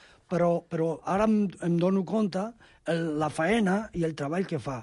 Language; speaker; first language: Catalan; non-native, local second language; Spanish